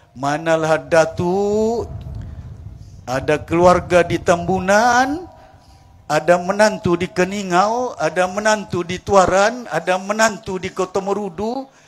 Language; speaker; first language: Malay; non-native, local second language; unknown